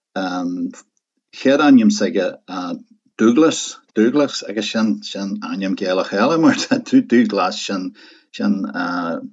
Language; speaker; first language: Irish; non-native, local second language; English